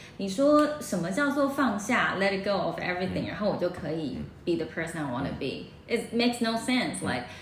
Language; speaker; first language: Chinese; native; Chinese